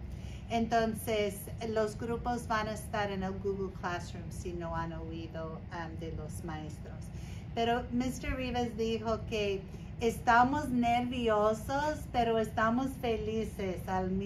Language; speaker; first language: Spanish; non-native, learner; English